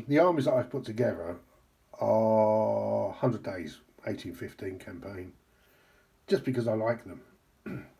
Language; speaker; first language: English; native; English